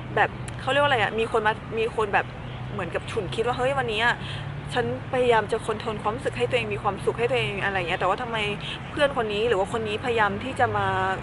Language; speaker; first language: Thai; native; Thai